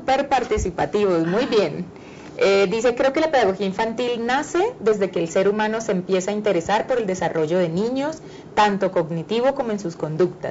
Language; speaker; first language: Spanish; native; Spanish